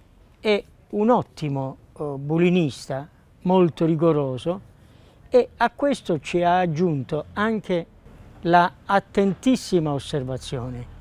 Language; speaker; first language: Italian; native; Italian